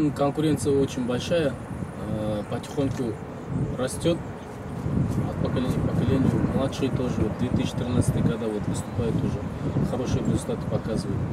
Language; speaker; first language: Russian; non-native, local second language; Kazakh